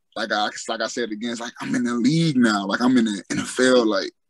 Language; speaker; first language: English; native; English